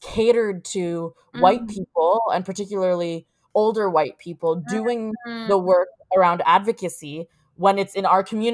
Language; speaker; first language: English; native; English